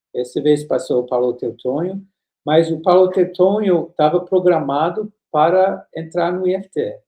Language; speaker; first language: Portuguese; non-native, fluent; English